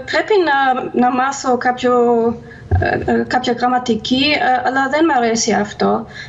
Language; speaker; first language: Greek; non-native, fluent; German